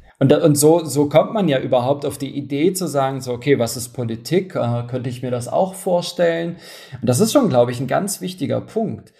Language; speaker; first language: German; early bilingual, other home language; Turkish